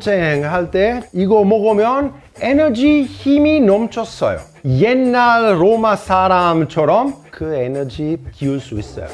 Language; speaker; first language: Korean; non-native, fluent; Italian